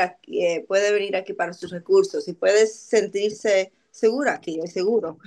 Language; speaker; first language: Spanish; early bilingual, other home language; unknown